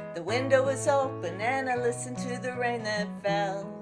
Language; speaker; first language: English; native; English